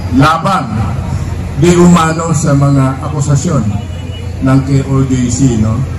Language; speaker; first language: Filipino; native; Filipino